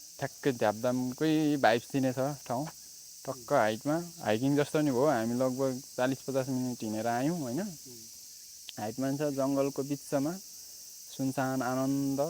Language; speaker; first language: Nepali; native; Nepali